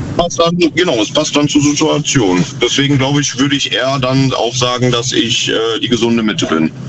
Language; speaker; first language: German; native; German